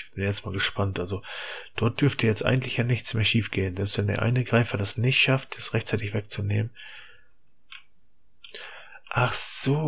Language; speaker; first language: German; native; German